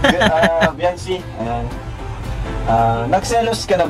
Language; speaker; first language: Filipino; native; Filipino